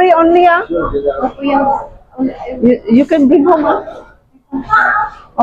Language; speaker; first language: English; non-native, learner; Indonesian